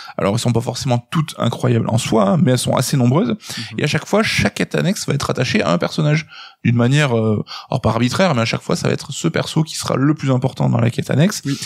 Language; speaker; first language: French; native; French